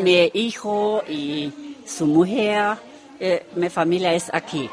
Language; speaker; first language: Spanish; non-native, learner; Romanian